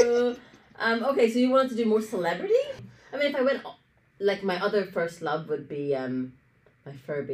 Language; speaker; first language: English; early bilingual, other home language; Arabic